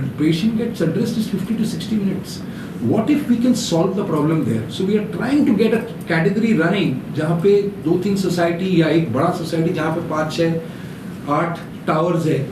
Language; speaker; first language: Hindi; non-native, local second language; Bangla